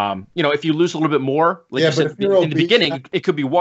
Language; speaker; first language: English; native; English